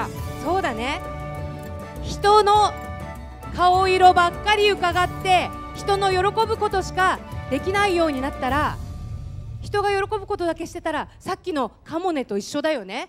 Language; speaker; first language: Japanese; native; Japanese